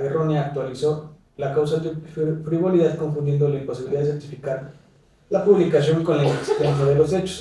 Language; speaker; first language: Spanish; native; Spanish